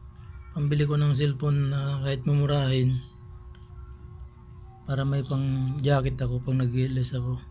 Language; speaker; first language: Filipino; non-native, local second language; Bikol